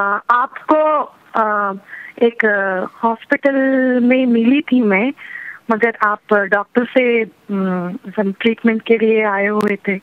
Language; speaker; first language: Hindi; non-native, local second language; Telugu